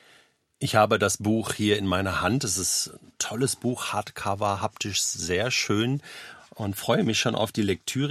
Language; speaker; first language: German; native; German